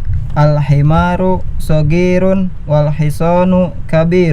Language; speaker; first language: Arabic; non-native, learner; Indonesian